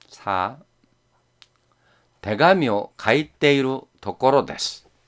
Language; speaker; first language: Japanese; non-native, fluent; Korean